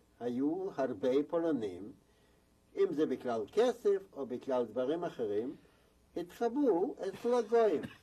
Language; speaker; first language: Hebrew; non-native, fluent; Yiddish